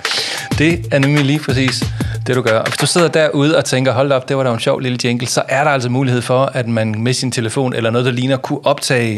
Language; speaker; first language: Danish; native; Danish